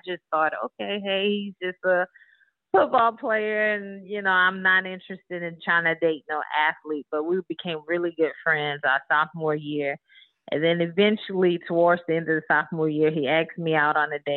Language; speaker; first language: English; native; English